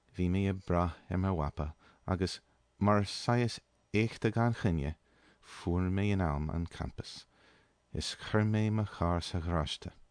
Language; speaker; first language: Irish; non-native, fluent; English